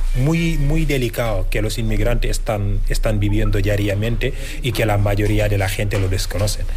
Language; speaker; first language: Spanish; non-native, fluent; Wolof